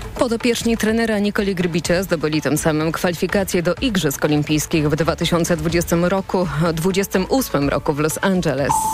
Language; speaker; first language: Polish; native; Polish